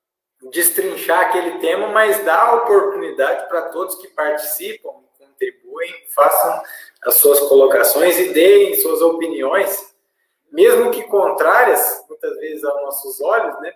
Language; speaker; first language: Portuguese; native; Portuguese